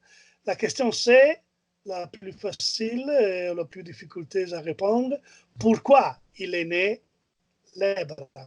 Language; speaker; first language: French; non-native, learner; Italian